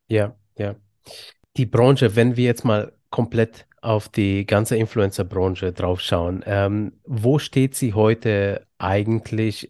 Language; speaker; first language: German; native; German